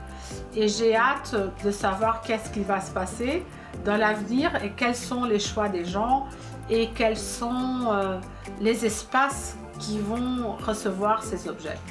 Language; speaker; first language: French; non-native, fluent; Portuguese